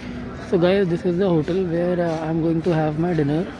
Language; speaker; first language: English; non-native, local second language; Hindi